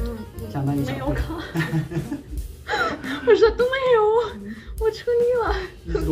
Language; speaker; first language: Chinese; non-native, learner; Russian